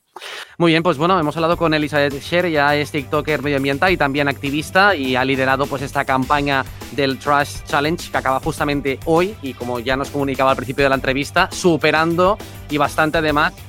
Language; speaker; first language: Spanish; native; Spanish